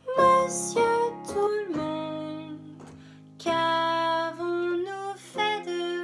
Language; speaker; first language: French; non-native, fluent; English